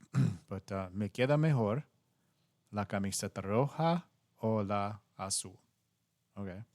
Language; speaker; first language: Spanish; non-native, learner; English